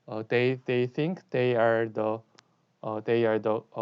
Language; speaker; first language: English; non-native, learner; Korean